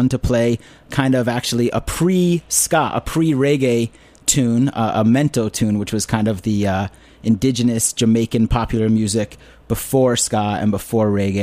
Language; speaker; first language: English; native; English